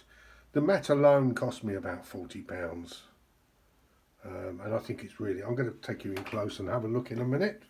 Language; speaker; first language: English; native; English